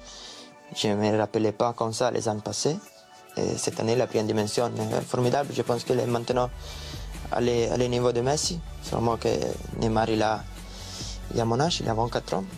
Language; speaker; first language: French; non-native, learner; Italian